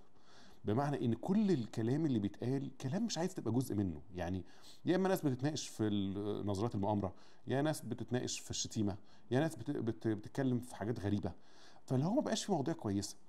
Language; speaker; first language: Arabic; native; Arabic